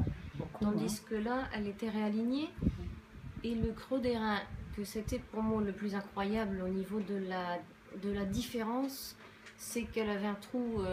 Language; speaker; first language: French; native; French